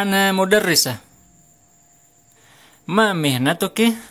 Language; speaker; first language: Arabic; non-native, fluent; Indonesian